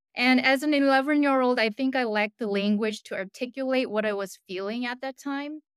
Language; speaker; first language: English; early bilingual, other home language; Korean